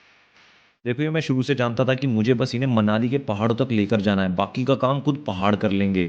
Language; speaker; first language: Hindi; native; Hindi